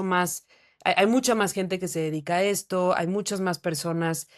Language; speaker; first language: Spanish; native; Spanish